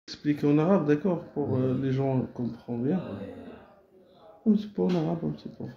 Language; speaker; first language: French; non-native, local second language; Arabic